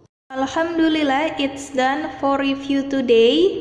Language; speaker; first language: English; non-native, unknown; Indonesian